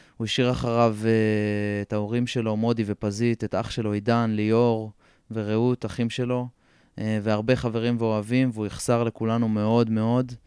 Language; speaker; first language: Hebrew; native; Hebrew